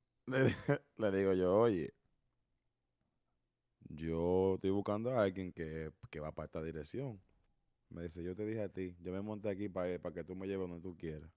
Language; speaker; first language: Spanish; early bilingual, heritage; Spanish